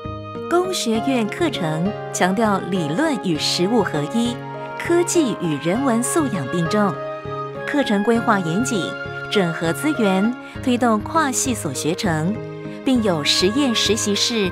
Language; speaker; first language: Chinese; native; Chinese